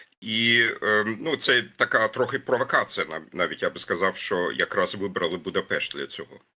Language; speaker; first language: Ukrainian; non-native, fluent; German